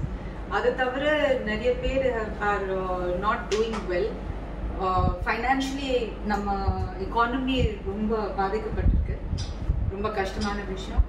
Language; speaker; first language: Tamil; non-native, local second language; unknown